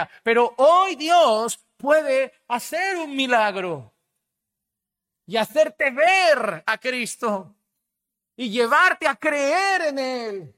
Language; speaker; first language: Spanish; native; Spanish